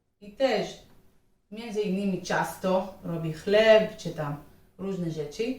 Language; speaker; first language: Polish; non-native, learner; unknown